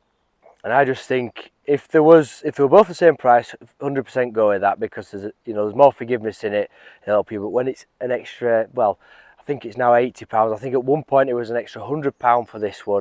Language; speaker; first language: English; native; English